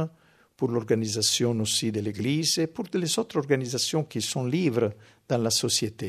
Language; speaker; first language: French; non-native, fluent; Italian